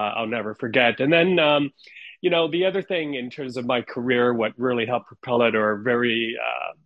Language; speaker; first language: English; non-native, fluent; Ukrainian